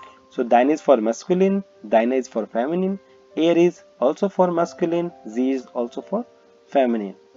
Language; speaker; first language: English; non-native, local second language; Hindi